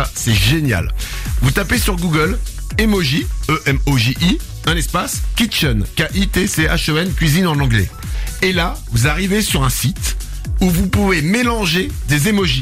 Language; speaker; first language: French; native; French